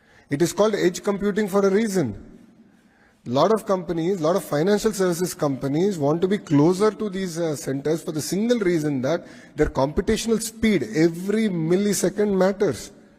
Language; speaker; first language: English; non-native, local second language; Telugu